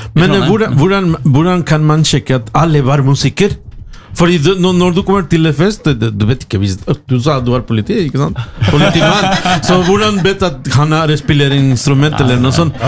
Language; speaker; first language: Norwegian; non-native, fluent; Spanish